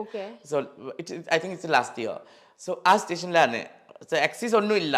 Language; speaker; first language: Malayalam; non-native, local second language; Assamese